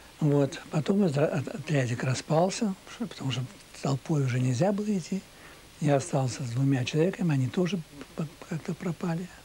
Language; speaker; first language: Russian; native; Russian